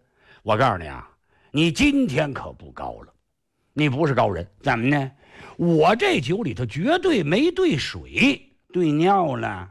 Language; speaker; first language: Chinese; native; Chinese